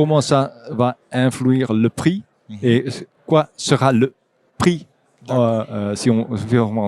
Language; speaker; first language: French; non-native, fluent; Dutch